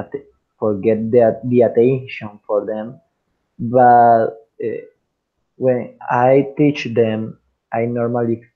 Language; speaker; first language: English; non-native, fluent; Spanish